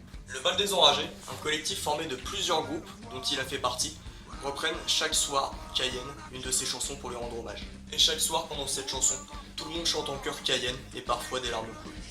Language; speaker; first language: French; native; French